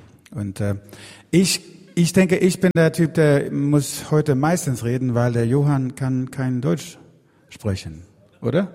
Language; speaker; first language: German; non-native, learner; Swedish